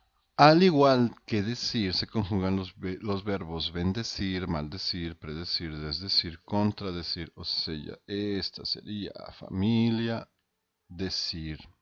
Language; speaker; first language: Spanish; non-native, fluent; Portuguese